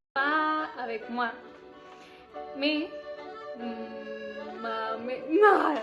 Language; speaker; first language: French; non-native, learner; Spanish